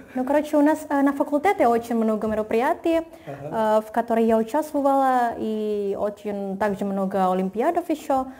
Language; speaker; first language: Russian; non-native, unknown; Indonesian